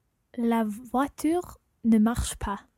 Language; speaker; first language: French; non-native, learner; English